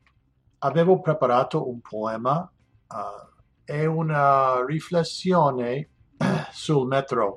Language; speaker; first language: Italian; non-native, learner; English